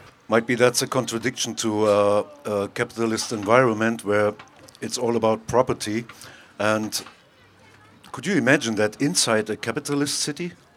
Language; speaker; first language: English; non-native, fluent; German